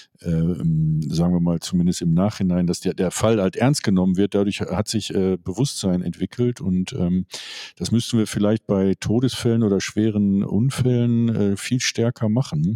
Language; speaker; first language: German; native; German